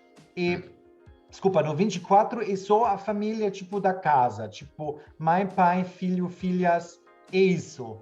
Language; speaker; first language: Portuguese; non-native, fluent; German